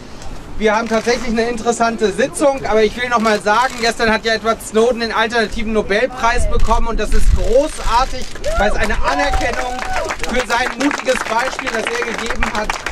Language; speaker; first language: German; native; German